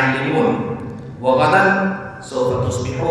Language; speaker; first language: Arabic; non-native, fluent; Urdu